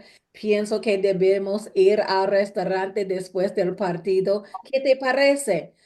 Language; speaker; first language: Spanish; non-native, fluent; English